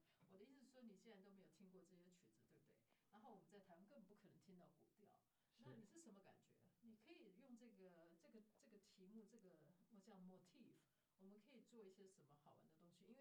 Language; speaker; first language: German; non-native, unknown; Chinese